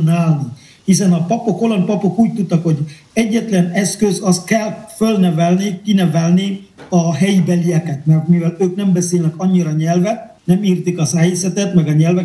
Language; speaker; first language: Hungarian; non-native, fluent; Indonesian